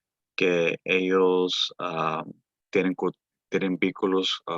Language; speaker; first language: Spanish; early bilingual, heritage; Spanish